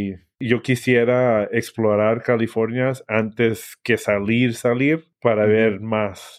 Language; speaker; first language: Spanish; early bilingual, heritage; English